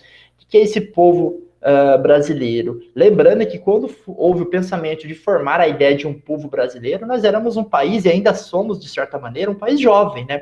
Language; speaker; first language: Portuguese; native; Portuguese